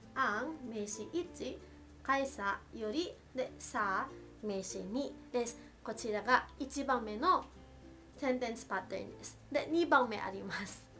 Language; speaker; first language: Japanese; non-native, fluent; Filipino